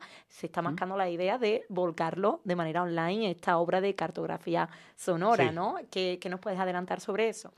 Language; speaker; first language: Spanish; native; Spanish